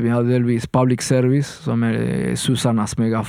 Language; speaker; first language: Swedish; non-native, fluent; Spanish